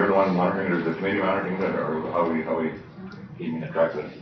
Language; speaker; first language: English; native; English